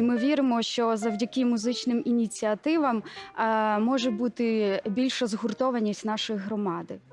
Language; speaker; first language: Ukrainian; native; Ukrainian